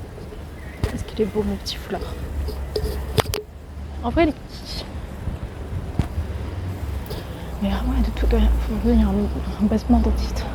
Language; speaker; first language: French; native; French